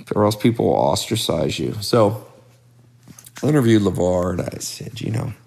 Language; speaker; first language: English; native; English